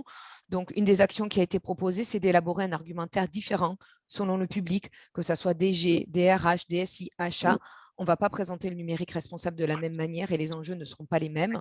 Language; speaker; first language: French; native; French